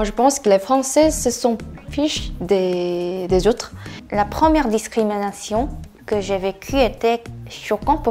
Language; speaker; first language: French; non-native, fluent; Korean